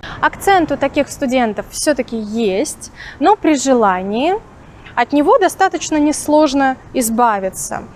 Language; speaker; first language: Russian; native; Russian